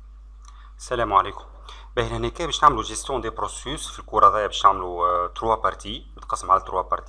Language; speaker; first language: Arabic; native; Arabic